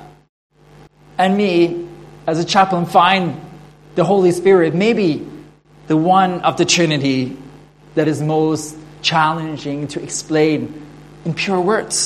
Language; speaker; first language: English; non-native, fluent; Norwegian